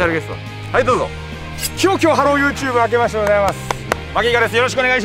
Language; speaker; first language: Japanese; native; Japanese